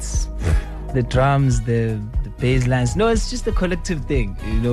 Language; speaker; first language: English; non-native, local second language; Zulu